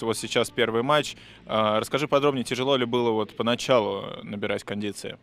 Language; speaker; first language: Russian; native; Russian